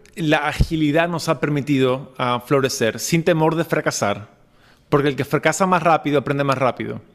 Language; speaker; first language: Spanish; native; Spanish